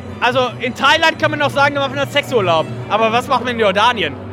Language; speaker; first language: German; native; German